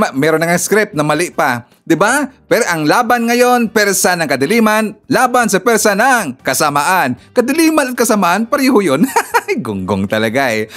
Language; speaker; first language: Filipino; non-native, local second language; Cebuano